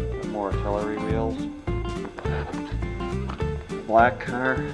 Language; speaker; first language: English; native; English